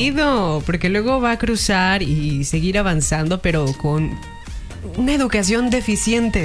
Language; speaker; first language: Spanish; native; Spanish